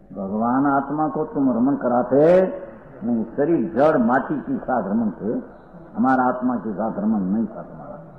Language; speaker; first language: Hindi; non-native, local second language; Gujarati